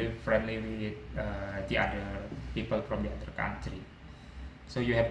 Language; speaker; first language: English; non-native, learner; Indonesian